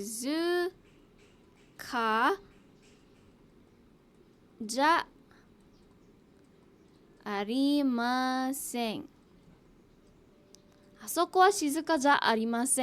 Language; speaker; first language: Japanese; non-native, fluent; Hiligaynon